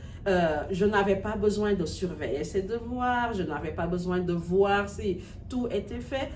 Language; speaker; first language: French; non-native, local second language; Wolof